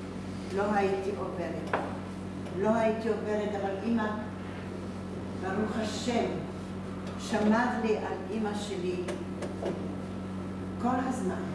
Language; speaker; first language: Hebrew; non-native, fluent; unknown